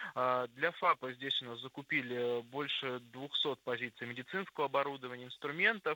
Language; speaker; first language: Russian; native; Russian